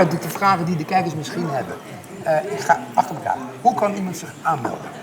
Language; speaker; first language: Dutch; native; Dutch